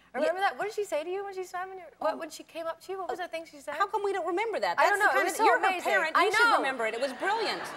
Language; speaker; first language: English; native; English